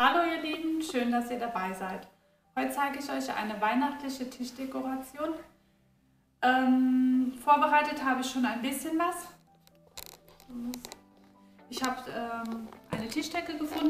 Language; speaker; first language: German; native; German